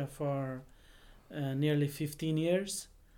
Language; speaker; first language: English; non-native, fluent; Persian